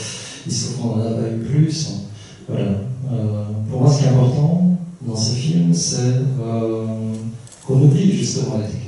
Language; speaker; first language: French; early bilingual, other home language; Korean